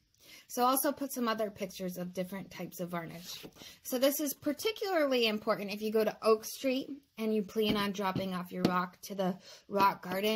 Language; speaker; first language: English; native; English